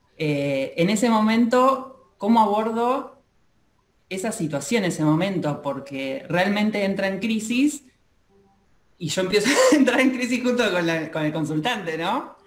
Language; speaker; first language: Spanish; native; Spanish